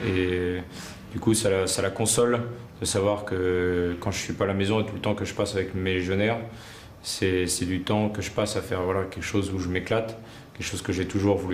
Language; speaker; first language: French; native; French